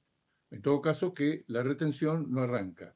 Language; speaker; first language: Spanish; native; Spanish